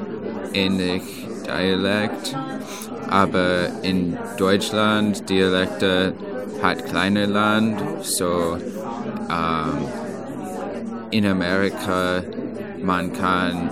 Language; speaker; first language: German; non-native, learner; English